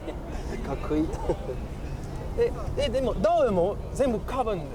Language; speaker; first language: Japanese; non-native, learner; French